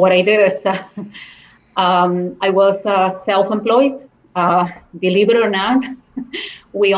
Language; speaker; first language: English; non-native, fluent; Spanish